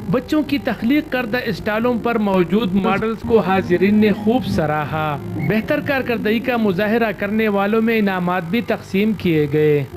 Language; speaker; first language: Urdu; non-native, local second language; Pashto